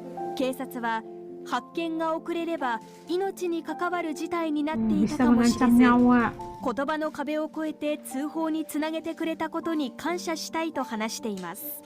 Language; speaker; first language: Japanese; native; Japanese